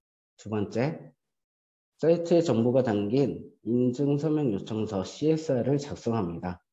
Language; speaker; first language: Korean; native; Korean